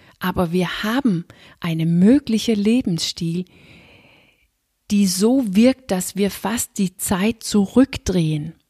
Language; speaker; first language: German; non-native, fluent; Danish